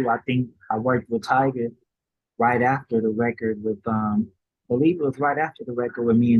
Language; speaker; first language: English; native; English